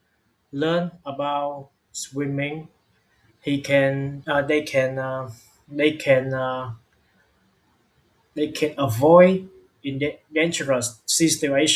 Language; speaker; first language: English; non-native, learner; Vietnamese